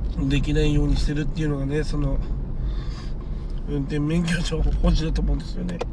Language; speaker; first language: Japanese; native; Japanese